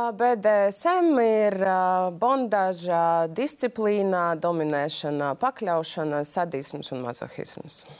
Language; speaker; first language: Latvian; non-native, local second language; Russian